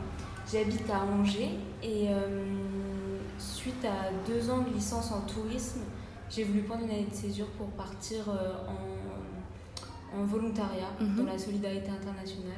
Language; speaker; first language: French; native; French